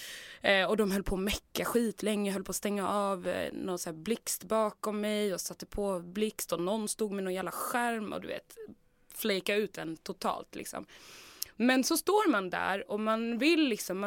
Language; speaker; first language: Swedish; native; Swedish